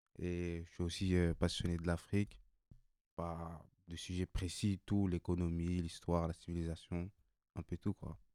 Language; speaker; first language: French; non-native, local second language; Bambara